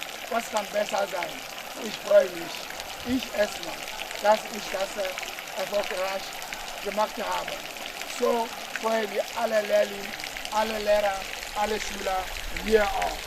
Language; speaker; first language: German; non-native, learner; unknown